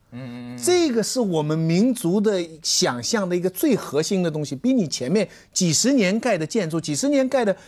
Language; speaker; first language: Chinese; native; Chinese